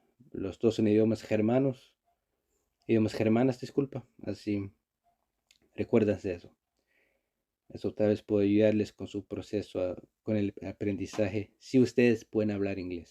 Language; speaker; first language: Spanish; non-native, learner; Icelandic